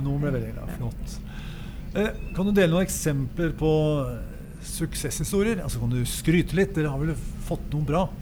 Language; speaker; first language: Norwegian; native; Norwegian